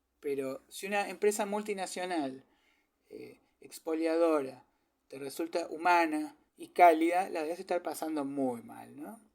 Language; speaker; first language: Spanish; early bilingual, other home language; German